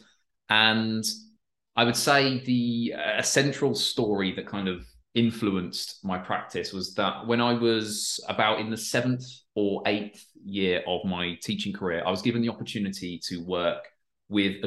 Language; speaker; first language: English; native; English